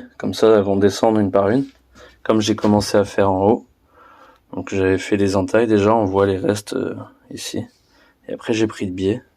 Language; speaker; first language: French; native; French